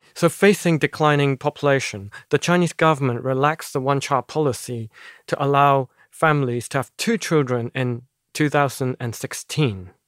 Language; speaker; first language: English; non-native, local second language; Cantonese